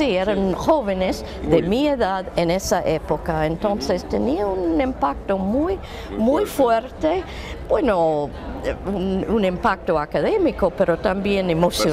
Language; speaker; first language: Spanish; non-native, fluent; English